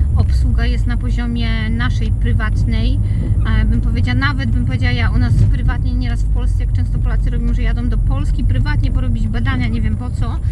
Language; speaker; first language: Polish; native; Polish